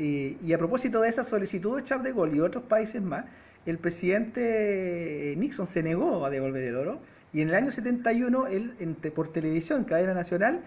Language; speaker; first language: Spanish; native; Spanish